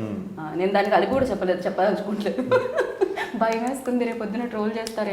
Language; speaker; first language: Telugu; native; Telugu